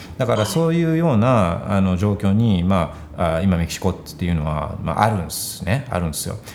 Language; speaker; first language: Japanese; early bilingual, heritage; Japanese